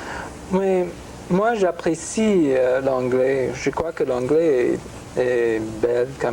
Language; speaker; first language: French; non-native, fluent; English